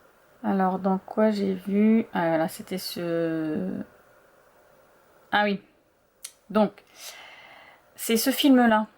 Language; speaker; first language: French; native; French